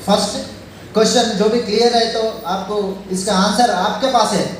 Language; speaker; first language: Hindi; non-native, local second language; Telugu